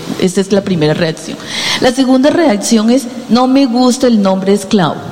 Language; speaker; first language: Spanish; native; Spanish